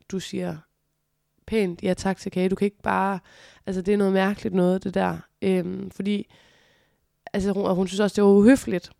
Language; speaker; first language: Danish; native; Danish